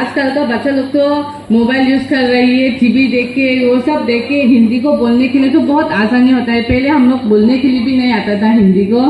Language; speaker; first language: Hindi; non-native, local second language; Garo